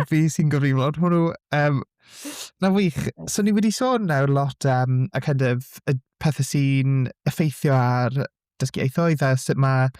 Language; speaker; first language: Welsh; native; Welsh